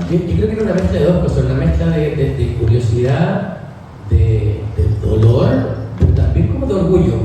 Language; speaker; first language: Spanish; native; Spanish